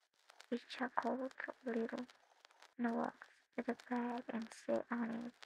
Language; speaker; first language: English; non-native, learner; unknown